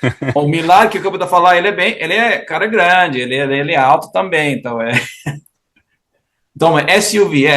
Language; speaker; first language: Portuguese; non-native, fluent; English